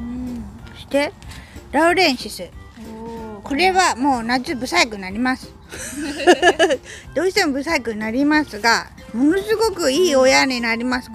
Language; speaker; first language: Japanese; native; Japanese